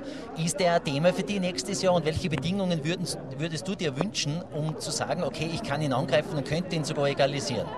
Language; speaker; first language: German; native; German